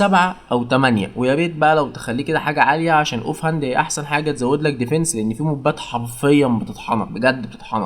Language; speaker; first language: Arabic; native; Arabic